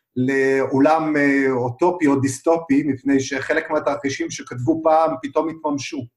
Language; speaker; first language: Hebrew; native; Hebrew